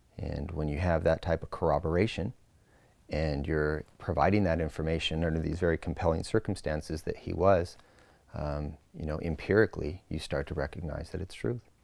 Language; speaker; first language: English; native; English